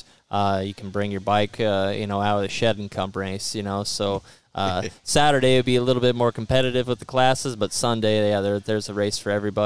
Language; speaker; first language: English; native; English